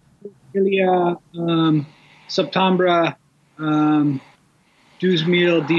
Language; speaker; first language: French; non-native, learner; English